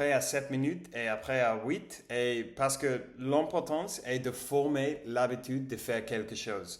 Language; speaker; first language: French; non-native, learner; English